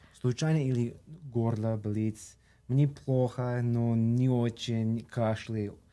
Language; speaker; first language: Russian; non-native, learner; English